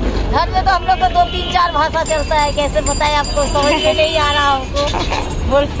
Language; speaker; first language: Hindi; non-native, local second language; Bhojpuri